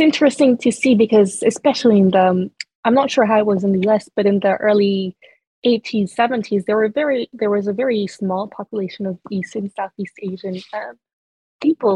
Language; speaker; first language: English; non-native, fluent; French